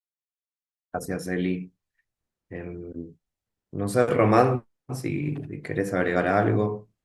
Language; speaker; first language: Spanish; native; Spanish